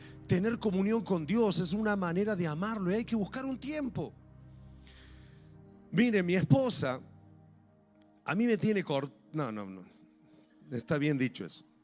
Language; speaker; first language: Spanish; native; Spanish